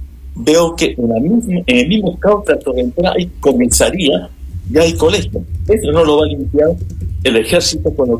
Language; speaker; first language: Spanish; native; Spanish